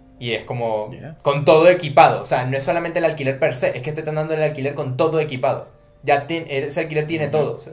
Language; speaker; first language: Spanish; native; Spanish